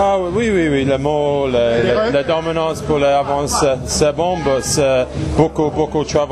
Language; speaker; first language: French; non-native, learner; English